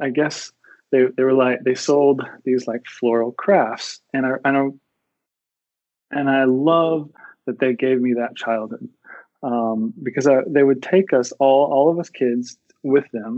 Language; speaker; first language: English; native; English